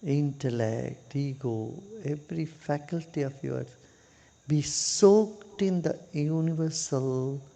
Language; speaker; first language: English; non-native, local second language; Kannada